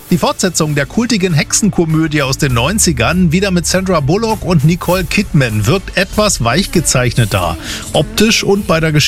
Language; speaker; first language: German; native; German